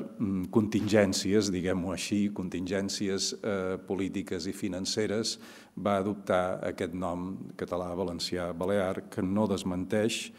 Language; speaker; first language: Catalan; native; Catalan